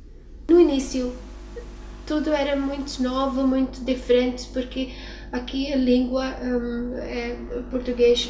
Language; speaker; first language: Portuguese; non-native, learner; Urdu